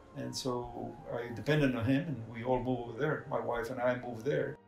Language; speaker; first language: English; non-native, fluent; Spanish